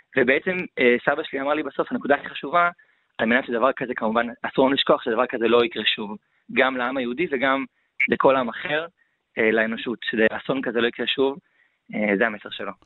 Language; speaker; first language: Hebrew; native; Hebrew